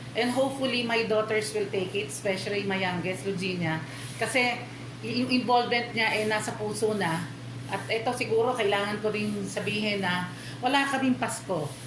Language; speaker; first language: Filipino; native; Filipino